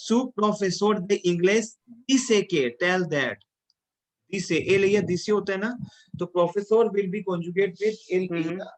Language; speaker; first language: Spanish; non-native, fluent; Hindi